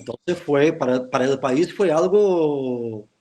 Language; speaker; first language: Spanish; non-native, fluent; Portuguese